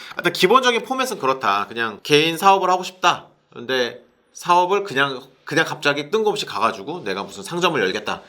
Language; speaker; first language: Korean; native; Korean